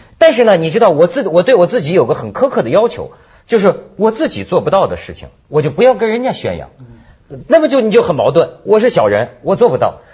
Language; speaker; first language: Chinese; native; Chinese